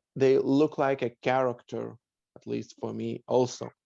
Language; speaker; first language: English; non-native, fluent; Lithuanian